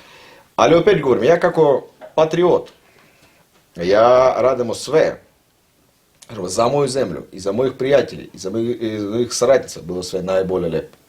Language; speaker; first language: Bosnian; non-native, learner; Russian